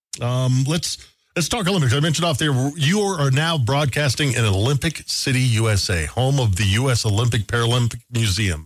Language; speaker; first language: English; native; English